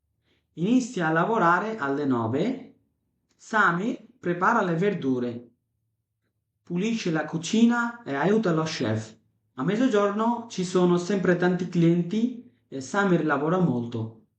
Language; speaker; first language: Italian; non-native, fluent; Bangla